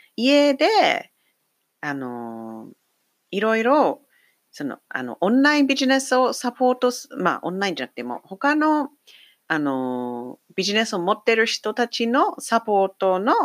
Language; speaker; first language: Japanese; non-native, fluent; English